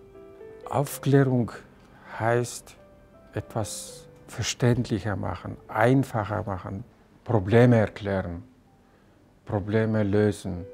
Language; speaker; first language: German; non-native, fluent; Mongolian